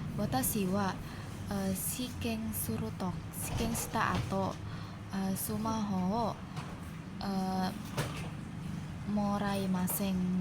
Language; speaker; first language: Japanese; non-native, learner; Indonesian